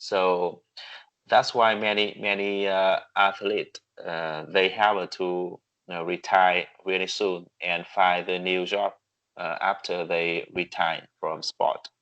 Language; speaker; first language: English; non-native, learner; Vietnamese